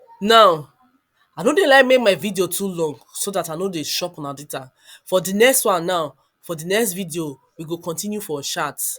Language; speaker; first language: Nigerian Pidgin; non-native, local second language; Yoruba